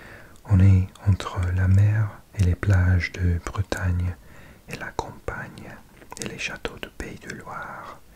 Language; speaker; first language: French; non-native, learner; English